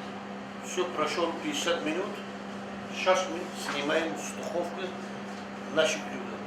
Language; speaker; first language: Russian; non-native, fluent; Tajik